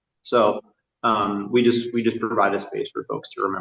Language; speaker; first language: English; native; English